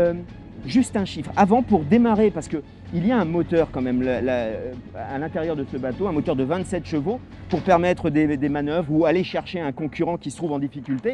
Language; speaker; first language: French; native; French